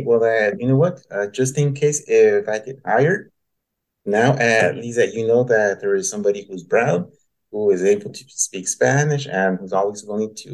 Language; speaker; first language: English; native; English